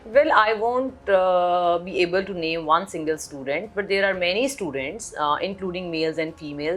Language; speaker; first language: English; non-native, local second language; Urdu